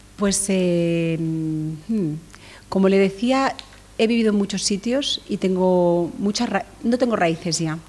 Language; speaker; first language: Spanish; native; Spanish